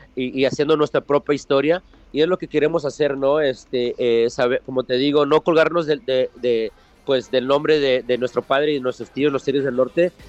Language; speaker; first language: Spanish; early bilingual, heritage; Spanish